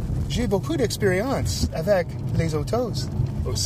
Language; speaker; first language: French; non-native, learner; English